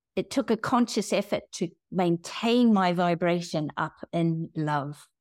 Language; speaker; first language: English; native; English